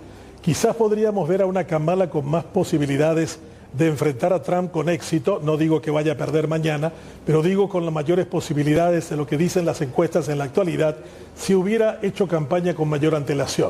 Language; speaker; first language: Spanish; native; Spanish